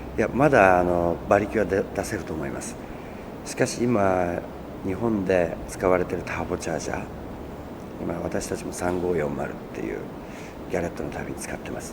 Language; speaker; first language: Japanese; native; Japanese